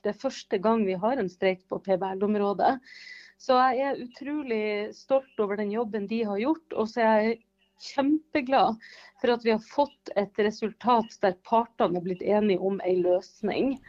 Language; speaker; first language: Norwegian; native; Norwegian